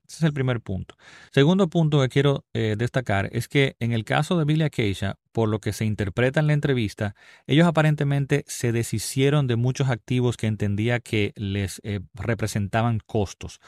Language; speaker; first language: Spanish; native; Spanish